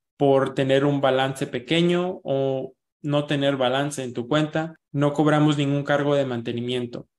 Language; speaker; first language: Spanish; early bilingual, heritage; Spanish